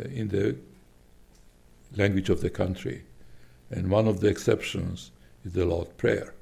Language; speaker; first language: English; non-native, fluent; Slovak